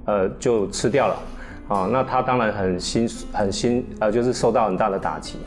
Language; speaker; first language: Chinese; native; Chinese